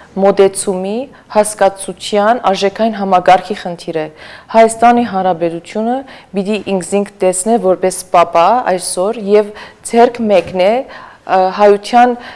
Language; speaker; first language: Armenian; native; Armenian